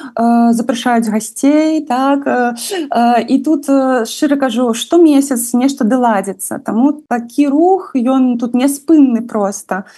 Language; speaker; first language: Belarusian; non-native, local second language; Russian